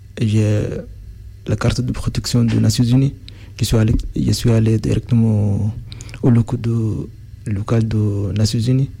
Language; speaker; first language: French; non-native, learner; Arabic